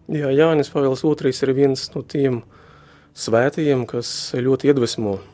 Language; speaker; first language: Latvian; non-native, local second language; Russian